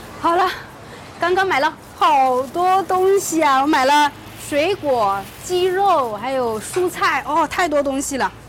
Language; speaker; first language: Chinese; native; Chinese